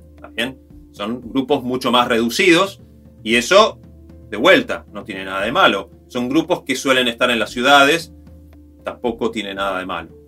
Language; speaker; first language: Spanish; native; Spanish